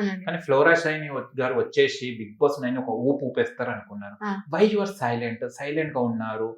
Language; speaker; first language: Telugu; native; Telugu